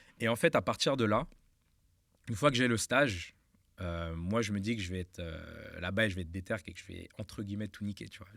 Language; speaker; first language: French; native; French